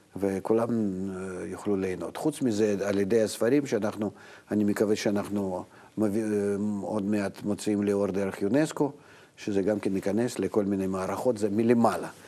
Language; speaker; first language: Hebrew; non-native, fluent; Russian